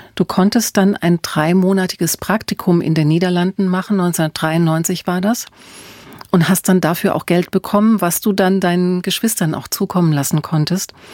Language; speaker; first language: German; native; German